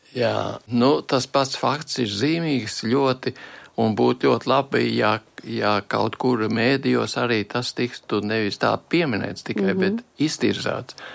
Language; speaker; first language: Latvian; native; Latvian